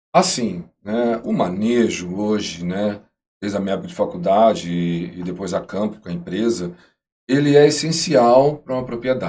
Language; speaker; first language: Portuguese; native; Portuguese